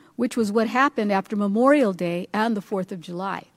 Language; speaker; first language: English; early bilingual, other home language; Spanish